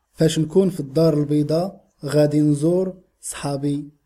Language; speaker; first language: Arabic; native; Arabic